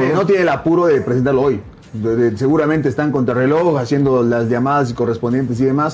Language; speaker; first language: Spanish; native; Spanish